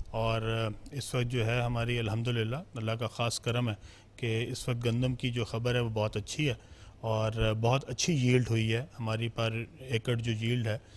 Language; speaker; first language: Urdu; non-native, local second language; Punjabi